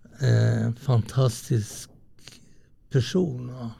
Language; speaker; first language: Swedish; early bilingual, other home language; Italian